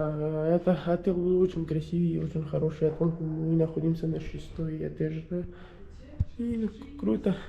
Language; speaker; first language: Russian; non-native, learner; Kyrgyz